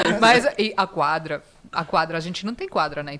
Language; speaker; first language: Portuguese; non-native, fluent; Italian